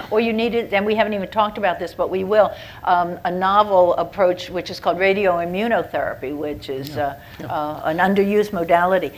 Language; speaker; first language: English; native; English